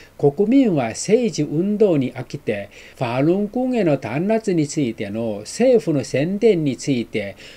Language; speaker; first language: Japanese; non-native, fluent; Chinese